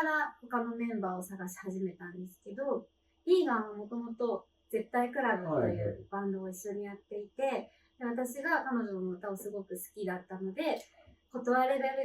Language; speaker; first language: Japanese; native; Japanese